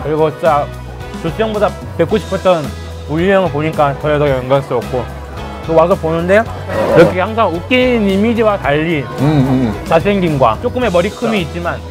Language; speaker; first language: Korean; early bilingual, other home language; Lingala